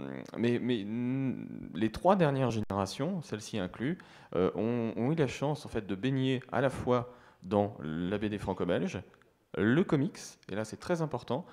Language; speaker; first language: French; native; French